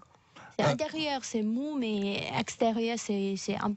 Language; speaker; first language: French; non-native, learner; Chinese